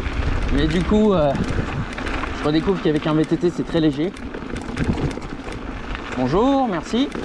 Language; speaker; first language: French; native; French